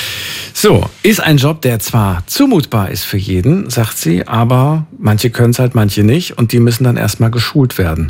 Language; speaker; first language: German; native; German